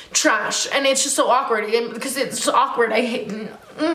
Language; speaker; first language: English; native; English